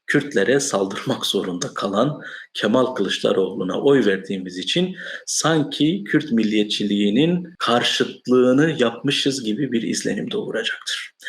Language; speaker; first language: Turkish; non-native, local second language; Kurdish